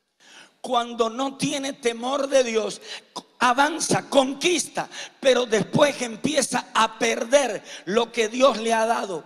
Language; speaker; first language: Spanish; native; Spanish